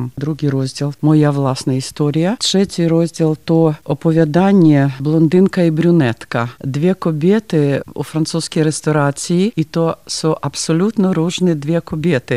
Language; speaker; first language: Polish; non-native, learner; Ukrainian